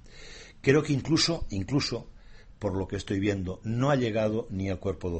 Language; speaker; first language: Spanish; native; Spanish